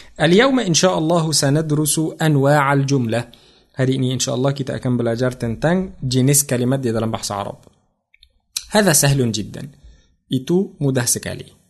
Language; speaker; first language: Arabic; non-native, fluent; Indonesian